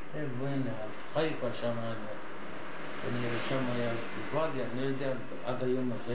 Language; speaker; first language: Hebrew; non-native, fluent; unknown